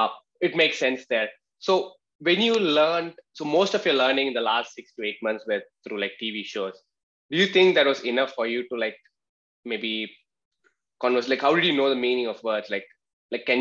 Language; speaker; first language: English; non-native, local second language; Malayalam